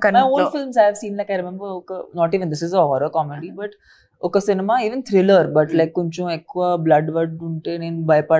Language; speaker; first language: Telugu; non-native, learner; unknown